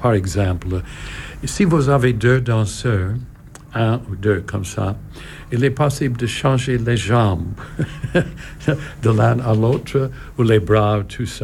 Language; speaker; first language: French; non-native, learner; English